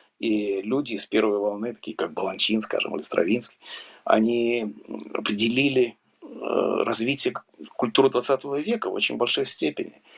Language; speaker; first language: Russian; native; Russian